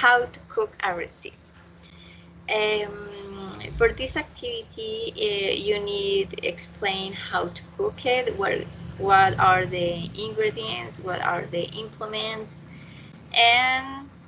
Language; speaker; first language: English; non-native, learner; Spanish